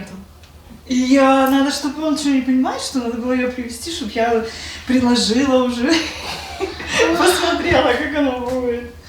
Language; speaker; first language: Russian; native; Russian